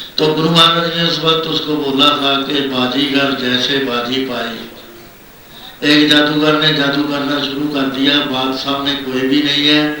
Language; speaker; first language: Hindi; non-native, local second language; Punjabi